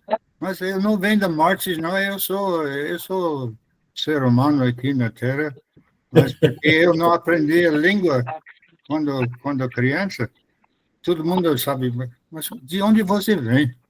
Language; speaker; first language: Portuguese; non-native, fluent; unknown